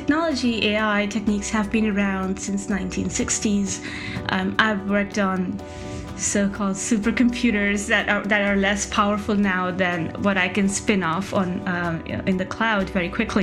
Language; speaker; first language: English; non-native, local second language; Hindi